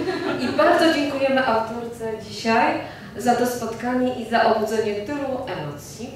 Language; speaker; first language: Polish; non-native, fluent; Georgian